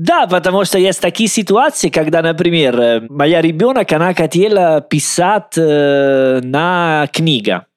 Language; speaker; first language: Russian; non-native, learner; Italian